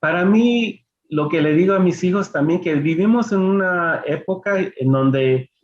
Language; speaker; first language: Spanish; early bilingual, heritage; Spanish